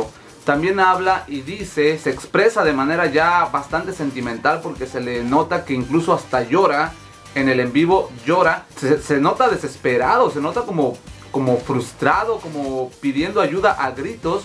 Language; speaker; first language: Spanish; native; Spanish